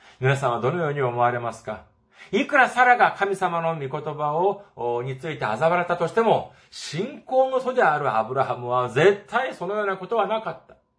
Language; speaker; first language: Japanese; non-native, fluent; Korean